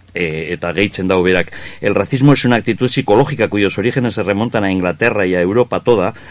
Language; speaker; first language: Spanish; non-native, local second language; Basque